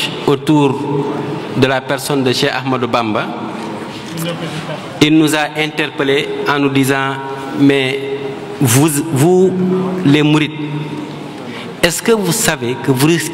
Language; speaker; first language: French; non-native, local second language; Wolof